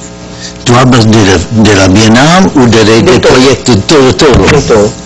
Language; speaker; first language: Spanish; non-native, fluent; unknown